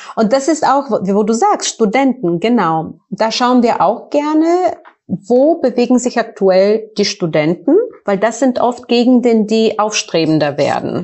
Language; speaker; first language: German; non-native, fluent; Bulgarian